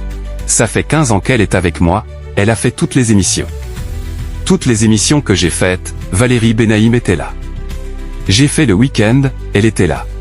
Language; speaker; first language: French; native; French